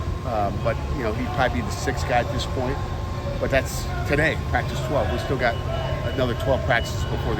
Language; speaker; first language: English; native; English